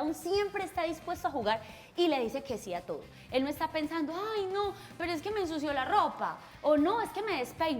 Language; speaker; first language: Spanish; native; Spanish